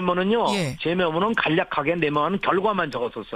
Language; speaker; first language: Korean; native; Korean